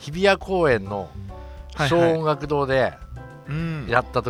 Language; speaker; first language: Japanese; native; Japanese